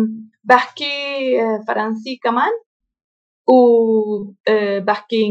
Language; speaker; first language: Arabic; non-native, learner; Spanish